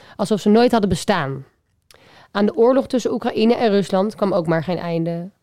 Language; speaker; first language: Dutch; native; Dutch